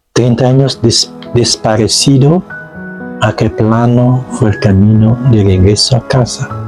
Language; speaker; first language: Spanish; non-native, fluent; Indonesian